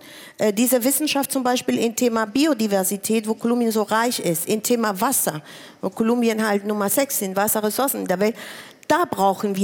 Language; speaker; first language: German; non-native, fluent; Spanish